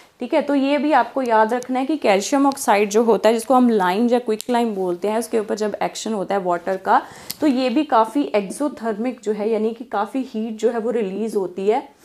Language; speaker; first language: Hindi; non-native, local second language; Punjabi